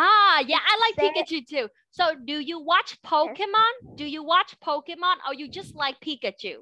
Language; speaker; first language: English; non-native, fluent; Vietnamese